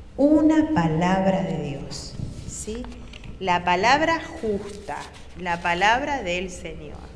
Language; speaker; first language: Spanish; native; Spanish